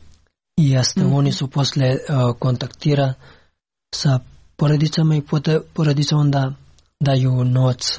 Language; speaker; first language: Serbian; non-native, learner; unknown